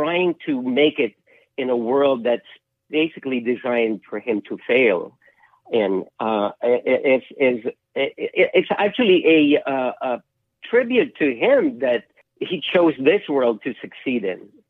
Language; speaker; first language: English; non-native, local second language; Filipino